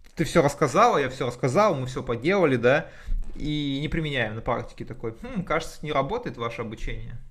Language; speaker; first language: Russian; native; Russian